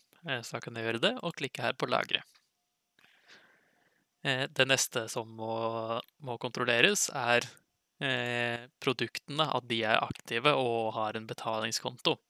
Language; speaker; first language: Norwegian; native; Norwegian